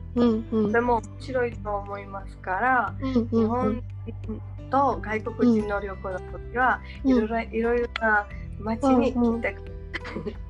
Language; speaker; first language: Japanese; non-native, learner; Georgian